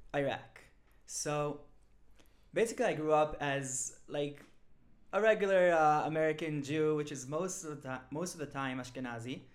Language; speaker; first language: English; early bilingual, other home language; Hebrew